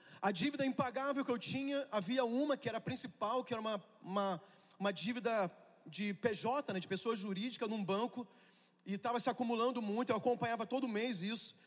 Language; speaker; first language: Portuguese; native; Portuguese